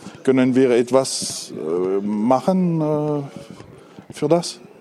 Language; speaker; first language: German; non-native, learner; French